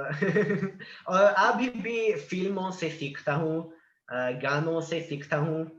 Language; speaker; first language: Hindi; non-native, learner; Italian